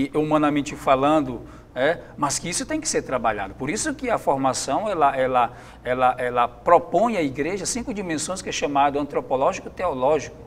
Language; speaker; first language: Portuguese; native; Portuguese